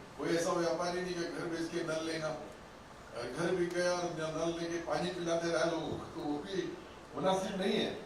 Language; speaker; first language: Hindi; non-native, local second language; Urdu